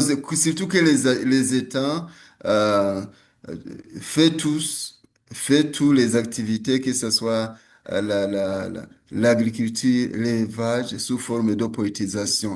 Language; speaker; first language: French; non-native, local second language; Rundi